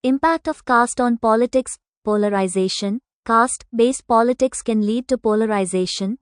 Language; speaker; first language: English; non-native, local second language; Tamil